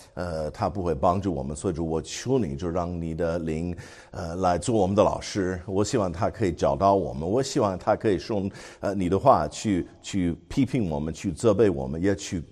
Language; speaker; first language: Chinese; non-native, fluent; English